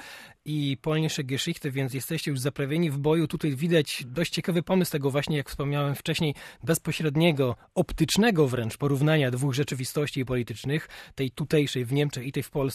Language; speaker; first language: Polish; native; Polish